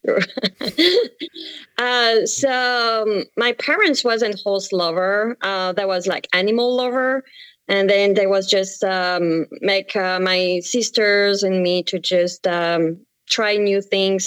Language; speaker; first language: English; non-native, fluent; French